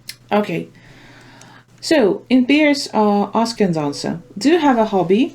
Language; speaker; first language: English; non-native, fluent; Ukrainian